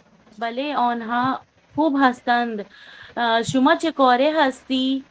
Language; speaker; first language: Persian; non-native, learner; Urdu